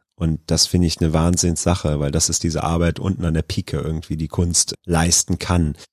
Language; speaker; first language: German; native; German